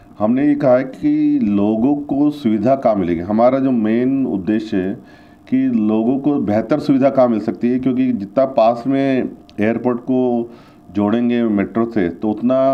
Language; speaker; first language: Hindi; native; Hindi